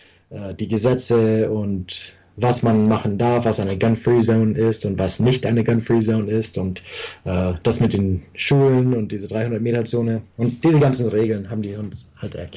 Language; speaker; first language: German; early bilingual, heritage; English